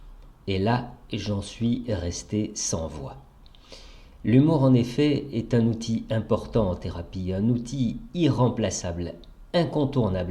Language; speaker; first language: French; native; French